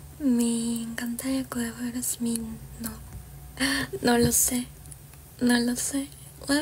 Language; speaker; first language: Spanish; non-native, learner; Georgian